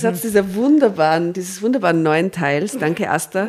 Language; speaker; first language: German; native; German